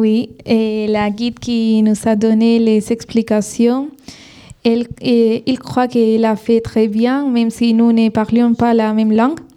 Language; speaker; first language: French; non-native, fluent; Spanish